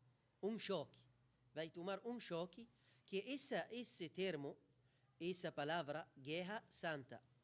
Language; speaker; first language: Portuguese; non-native, fluent; Arabic